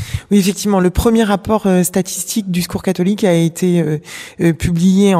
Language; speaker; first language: French; native; French